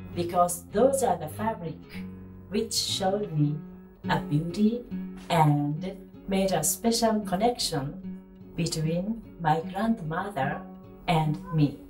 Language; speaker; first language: English; non-native, fluent; Japanese